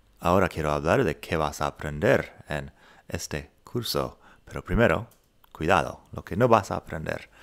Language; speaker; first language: Spanish; non-native, fluent; English